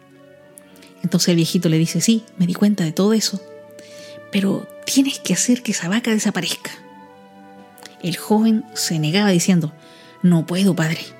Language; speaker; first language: Spanish; native; Spanish